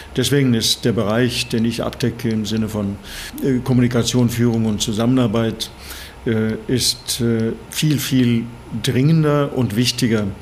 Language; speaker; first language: German; non-native, fluent; Norwegian